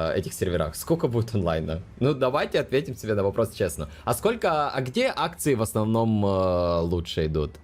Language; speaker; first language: Russian; non-native, local second language; Ukrainian